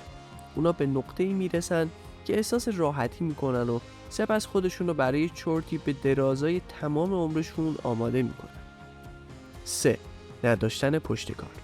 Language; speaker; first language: Persian; native; Persian